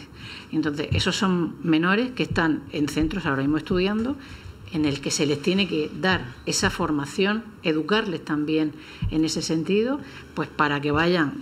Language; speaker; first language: Spanish; native; Spanish